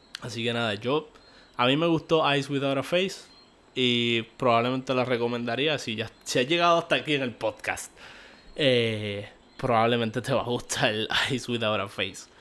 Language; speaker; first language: Spanish; native; Spanish